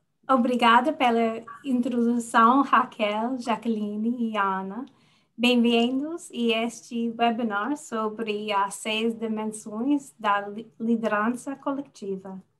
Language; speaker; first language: Portuguese; non-native, learner; English